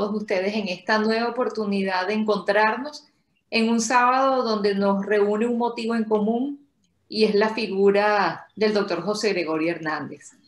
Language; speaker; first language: Spanish; native; Spanish